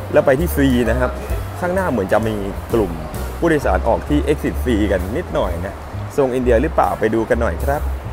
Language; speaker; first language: Thai; native; Thai